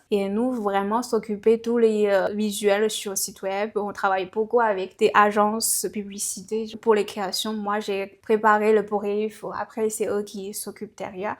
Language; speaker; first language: French; non-native, fluent; Chinese